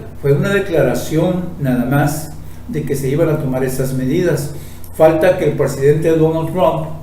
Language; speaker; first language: Spanish; native; Spanish